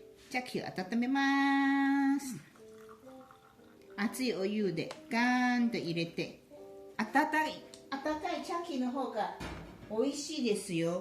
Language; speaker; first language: Japanese; non-native, fluent; Chinese